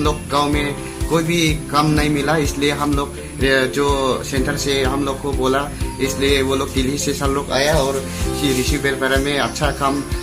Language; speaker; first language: Hindi; non-native, local second language; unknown